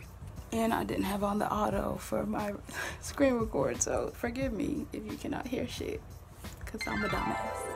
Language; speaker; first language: English; native; English